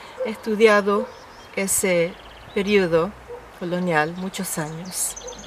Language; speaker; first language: Spanish; non-native, fluent; Filipino